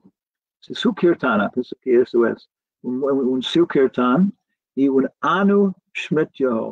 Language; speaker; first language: Spanish; non-native, learner; English